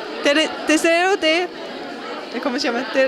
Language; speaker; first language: Spanish; non-native, learner; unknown